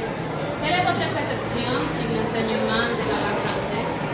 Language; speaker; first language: French; non-native, learner; Spanish